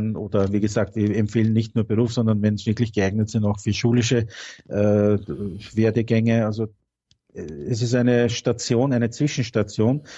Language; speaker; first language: German; native; German